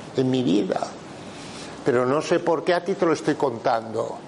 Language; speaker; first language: Spanish; native; Spanish